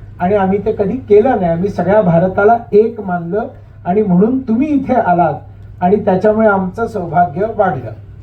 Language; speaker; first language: Marathi; native; Marathi